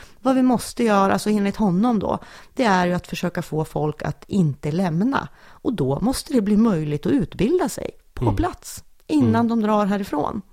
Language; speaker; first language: Swedish; native; Swedish